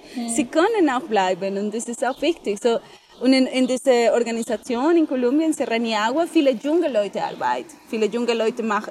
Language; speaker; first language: German; non-native, fluent; Spanish